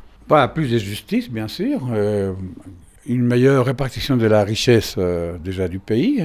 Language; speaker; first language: French; non-native, fluent; Spanish